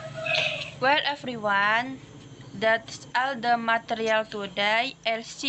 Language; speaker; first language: English; non-native, learner; Indonesian